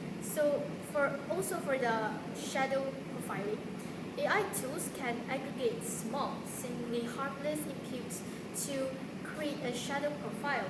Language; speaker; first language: English; non-native, local second language; Malay